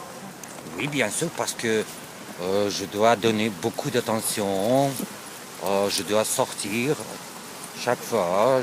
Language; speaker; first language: French; non-native, learner; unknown